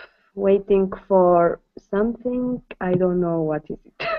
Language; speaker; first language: English; non-native, learner; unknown